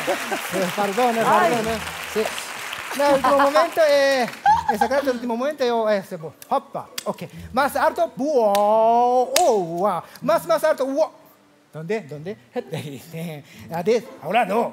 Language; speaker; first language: Spanish; non-native, learner; Japanese